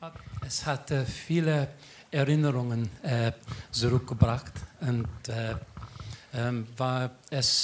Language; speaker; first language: German; non-native, learner; English